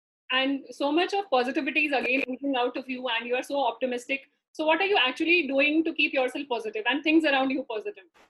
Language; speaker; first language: English; non-native, local second language; Hindi